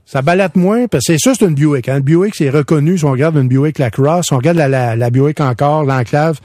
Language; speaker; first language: French; native; French